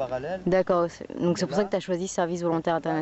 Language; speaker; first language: French; native; French